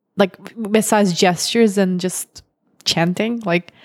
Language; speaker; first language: English; non-native, fluent; Russian